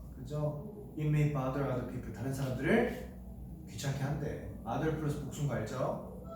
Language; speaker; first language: Korean; native; Korean